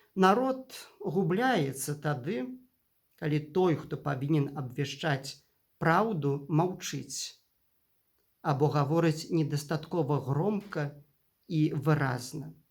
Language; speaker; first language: Belarusian; native; Belarusian